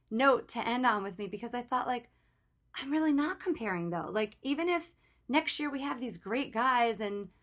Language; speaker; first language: English; native; English